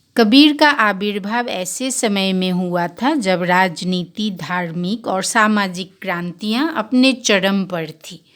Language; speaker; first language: Hindi; non-native, local second language; Assamese